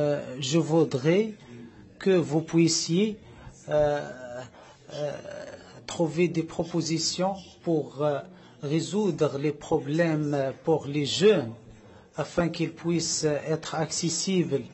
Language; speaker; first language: French; non-native, learner; Arabic